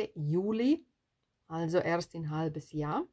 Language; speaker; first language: German; non-native, fluent; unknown